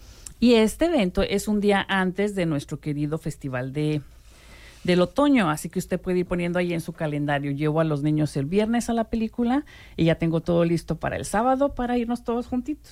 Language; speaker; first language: Spanish; native; Spanish